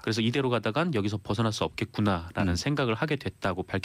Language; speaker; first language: Korean; native; Korean